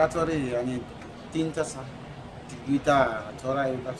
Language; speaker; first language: Nepali; non-native, learner; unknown